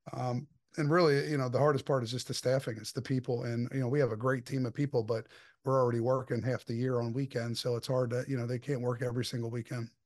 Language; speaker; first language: English; native; English